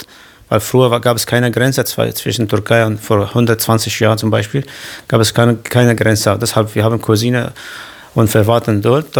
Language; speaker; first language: German; non-native, learner; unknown